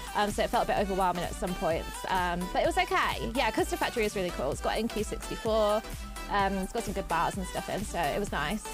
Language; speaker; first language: English; native; English